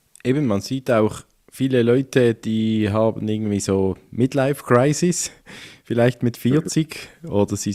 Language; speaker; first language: German; native; German